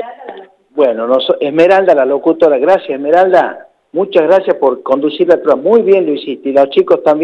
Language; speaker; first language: Spanish; native; Spanish